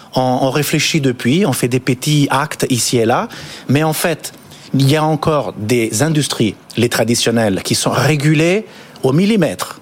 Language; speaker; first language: French; non-native, fluent; Italian